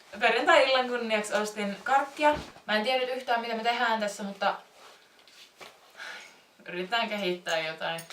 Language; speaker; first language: Finnish; native; Finnish